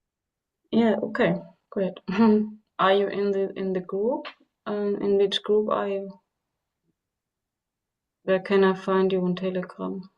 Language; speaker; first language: English; non-native, fluent; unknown